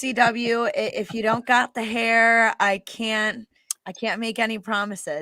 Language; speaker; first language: English; native; English